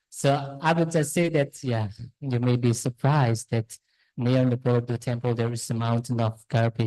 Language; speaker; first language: English; non-native, fluent; Indonesian